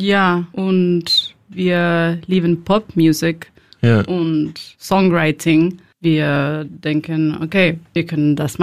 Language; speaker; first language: German; non-native, learner; Spanish